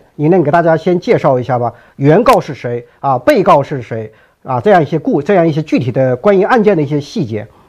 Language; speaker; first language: Chinese; native; Chinese